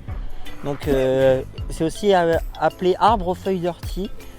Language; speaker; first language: French; native; French